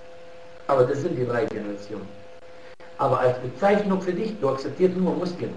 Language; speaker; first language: German; non-native, fluent; Arabic